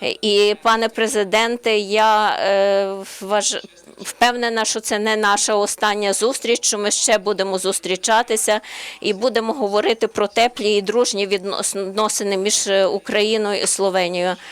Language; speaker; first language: Ukrainian; non-native, learner; Slovenian